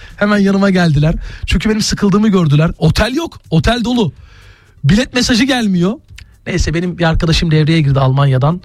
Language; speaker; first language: Turkish; native; Turkish